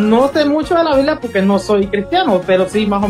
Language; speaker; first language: Spanish; native; Spanish